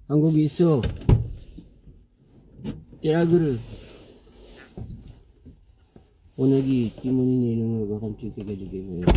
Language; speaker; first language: Korean; non-native, learner; Filipino